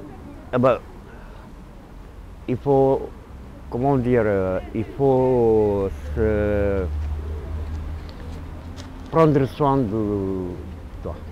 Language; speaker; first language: French; non-native, fluent; Romanian